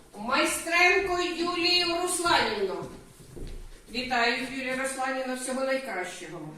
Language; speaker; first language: Ukrainian; native; Ukrainian